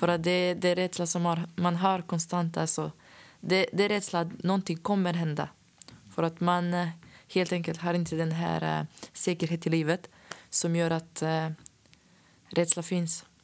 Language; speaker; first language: Swedish; non-native, fluent; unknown